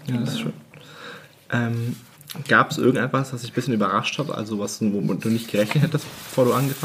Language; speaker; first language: German; native; German